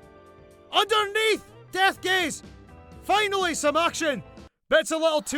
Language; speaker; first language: English; native; English